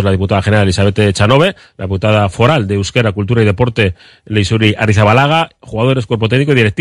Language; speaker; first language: Spanish; native; Spanish